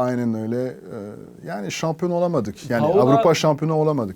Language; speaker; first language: Turkish; non-native, fluent; French